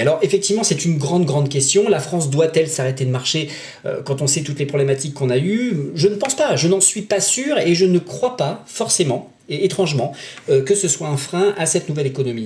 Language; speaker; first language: French; native; French